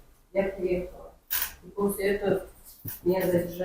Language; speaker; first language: Russian; non-native, local second language; Kyrgyz